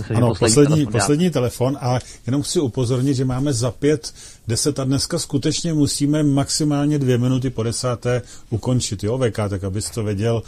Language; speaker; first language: Czech; native; Czech